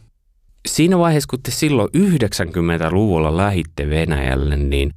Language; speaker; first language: Finnish; native; Finnish